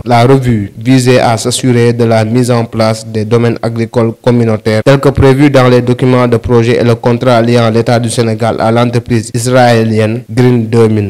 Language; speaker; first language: French; non-native, local second language; Wolof